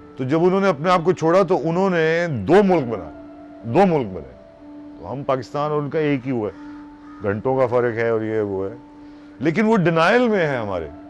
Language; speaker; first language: Urdu; non-native, local second language; Punjabi